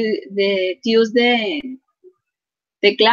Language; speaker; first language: English; non-native, learner; Spanish